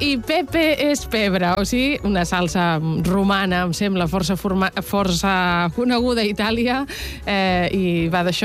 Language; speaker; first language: Catalan; native; Catalan